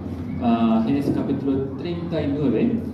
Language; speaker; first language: Spanish; non-native, learner; Korean